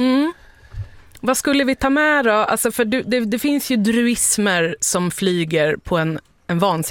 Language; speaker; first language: Swedish; native; Swedish